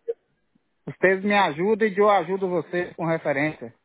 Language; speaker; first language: Spanish; non-native, learner; Portuguese